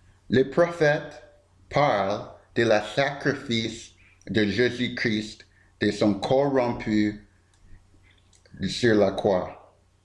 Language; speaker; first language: French; non-native, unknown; English